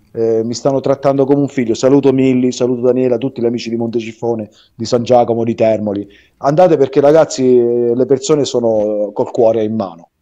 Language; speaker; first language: Italian; native; Italian